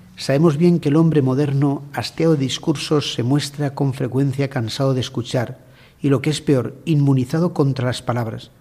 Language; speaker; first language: Spanish; native; Spanish